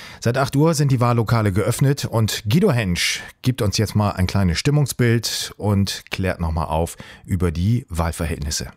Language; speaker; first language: German; native; German